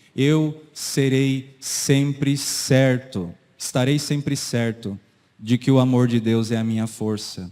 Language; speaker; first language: Portuguese; native; Portuguese